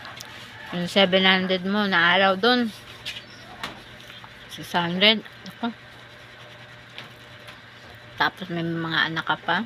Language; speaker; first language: Filipino; non-native, local second language; Cebuano